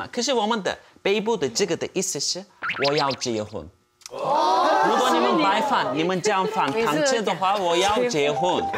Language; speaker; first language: Chinese; non-native, fluent; Turkish